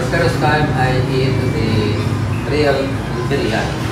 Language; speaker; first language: English; non-native, fluent; Arabic